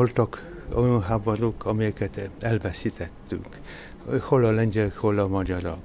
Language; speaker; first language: Hungarian; non-native, fluent; Polish